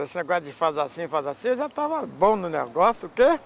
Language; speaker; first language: Portuguese; native; Portuguese